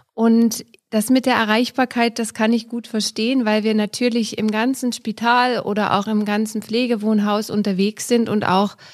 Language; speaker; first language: German; native; German